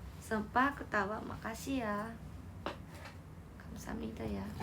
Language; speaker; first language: Indonesian; non-native, learner; Japanese